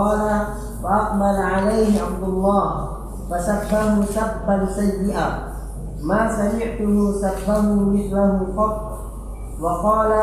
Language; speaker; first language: Arabic; non-native, learner; Indonesian